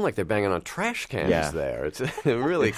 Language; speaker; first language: English; native; English